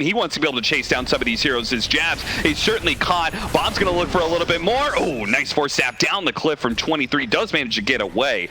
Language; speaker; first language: English; native; English